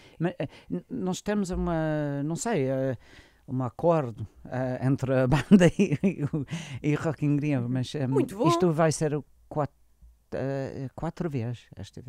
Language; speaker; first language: Portuguese; non-native, learner; English